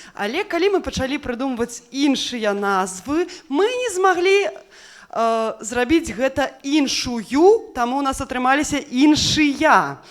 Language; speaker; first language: Belarusian; non-native, local second language; Russian